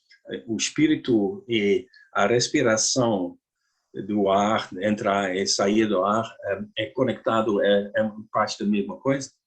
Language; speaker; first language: Portuguese; non-native, learner; Dutch